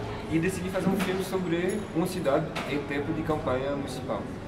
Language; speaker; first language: Portuguese; non-native, fluent; French